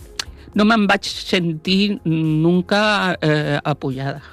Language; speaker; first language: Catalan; non-native, local second language; Spanish